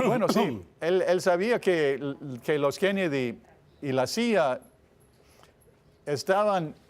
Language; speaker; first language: Spanish; non-native, fluent; English